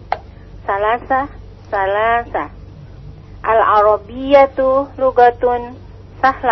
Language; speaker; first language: Arabic; non-native, learner; Indonesian